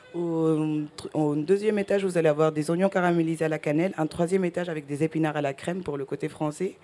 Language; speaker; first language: French; early bilingual, other home language; Spanish